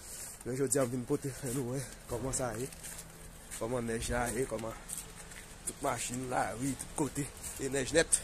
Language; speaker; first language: French; non-native, learner; Haitian Creole